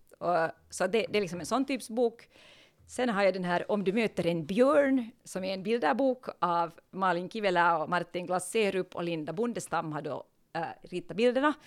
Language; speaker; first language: Swedish; native; Swedish